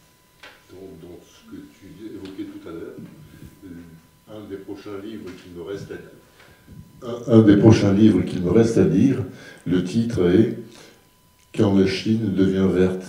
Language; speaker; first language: French; native; French